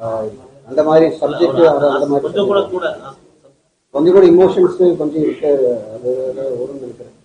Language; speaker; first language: Tamil; non-native, learner; Malayalam